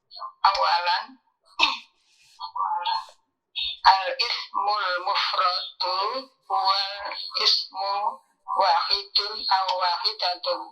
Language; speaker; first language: Arabic; non-native, learner; Indonesian